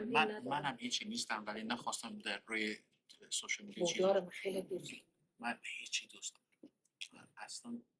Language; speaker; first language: Persian; non-native, learner; Kurdish